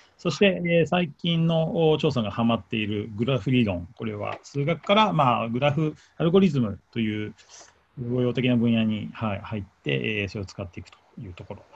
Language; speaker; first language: Japanese; native; Japanese